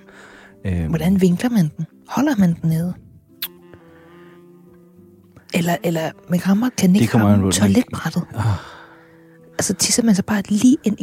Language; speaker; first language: Danish; native; Danish